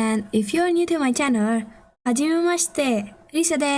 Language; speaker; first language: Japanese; non-native, fluent; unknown